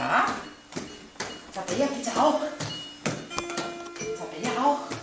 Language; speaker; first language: German; native; German